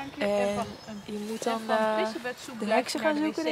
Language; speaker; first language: Dutch; native; Dutch